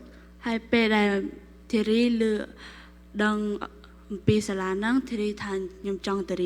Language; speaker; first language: Khmer; non-native, local second language; Korean